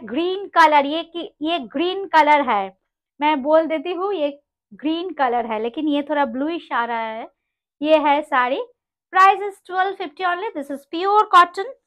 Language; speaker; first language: Hindi; non-native, local second language; Bangla